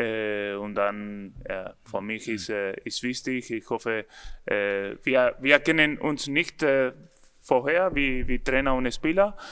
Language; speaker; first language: German; non-native, learner; Spanish